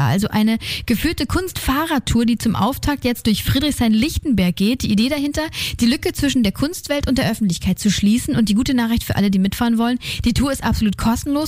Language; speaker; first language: German; native; German